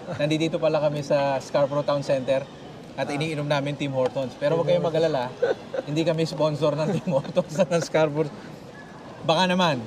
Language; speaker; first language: Filipino; non-native, local second language; Pampanga